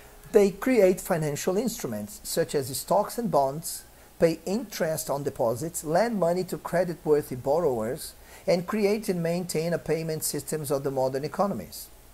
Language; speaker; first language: English; non-native, fluent; Portuguese